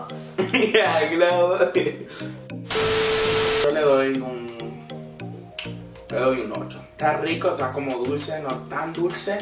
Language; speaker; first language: Spanish; native; Spanish